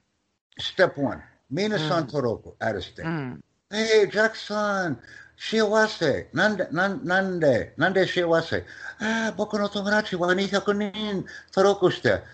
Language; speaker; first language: Japanese; non-native, learner; English